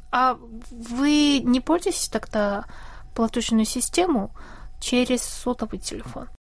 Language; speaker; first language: Russian; non-native, fluent; Korean